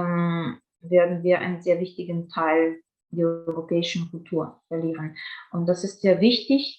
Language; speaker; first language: German; non-native, fluent; Ukrainian